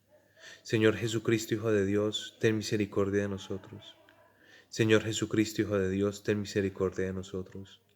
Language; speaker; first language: Spanish; native; Spanish